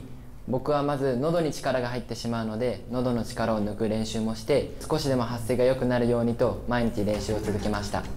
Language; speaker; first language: Japanese; native; Japanese